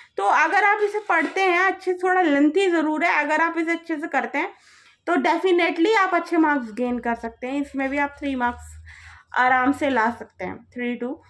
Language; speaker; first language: Hindi; native; Hindi